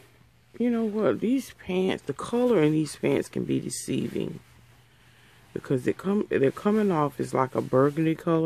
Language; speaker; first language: English; native; English